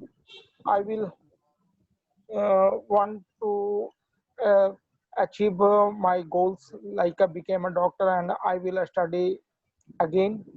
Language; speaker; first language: English; non-native, learner; Hindi